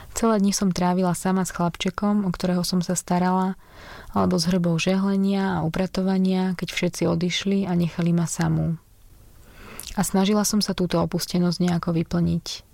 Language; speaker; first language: Slovak; native; Slovak